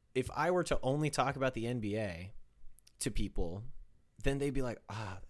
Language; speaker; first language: English; native; English